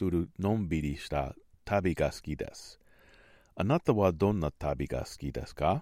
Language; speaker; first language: Japanese; non-native, learner; English